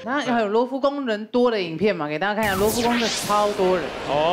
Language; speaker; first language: Chinese; native; Chinese